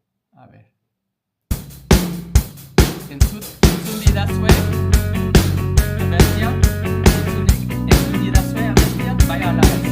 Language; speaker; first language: Basque; non-native, learner; English